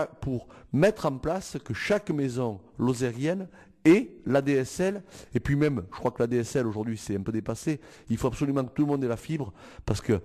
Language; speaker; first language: French; native; French